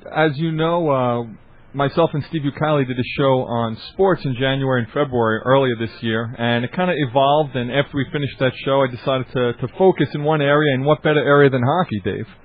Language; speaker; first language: English; native; English